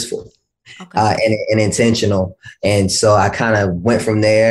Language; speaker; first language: English; native; English